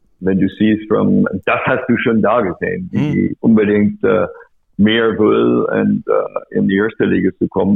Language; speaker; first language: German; non-native, learner; English